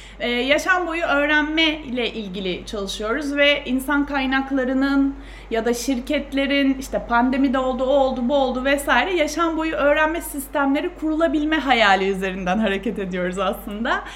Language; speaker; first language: Turkish; native; Turkish